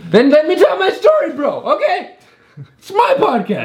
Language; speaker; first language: English; non-native, fluent; German